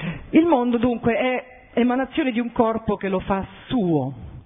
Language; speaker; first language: Italian; native; Italian